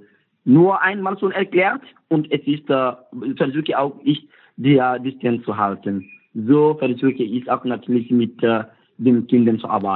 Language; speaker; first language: German; non-native, learner; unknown